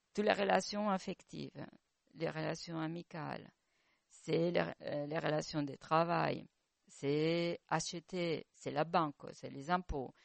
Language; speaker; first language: French; non-native, fluent; Spanish